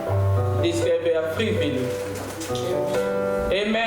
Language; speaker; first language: Danish; non-native, fluent; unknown